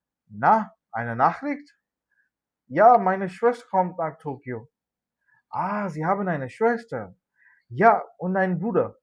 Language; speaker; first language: German; non-native, fluent; Malayalam